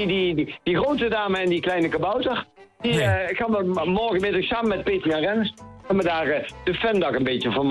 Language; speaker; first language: Dutch; native; Dutch